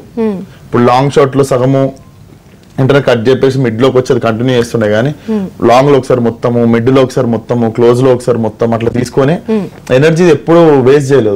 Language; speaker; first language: Telugu; native; Telugu